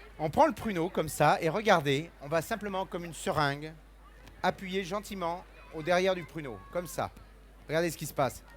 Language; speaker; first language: French; native; French